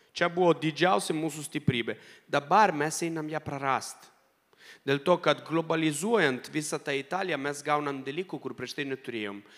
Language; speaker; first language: Lithuanian; non-native, fluent; Italian